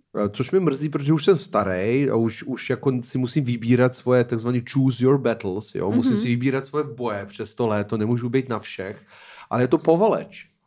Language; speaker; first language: Czech; non-native, fluent; Serbian